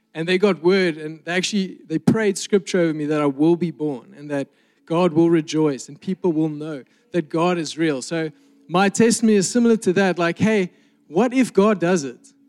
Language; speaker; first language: English; native; English